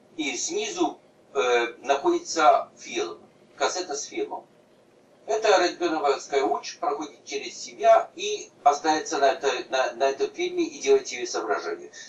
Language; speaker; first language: Russian; native; Russian